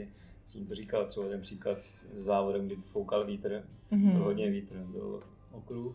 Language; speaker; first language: Czech; native; Czech